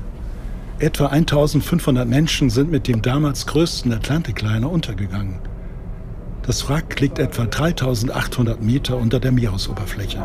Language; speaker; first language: German; native; German